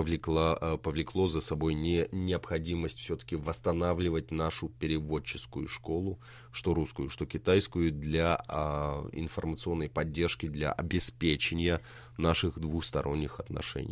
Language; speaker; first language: Russian; native; Russian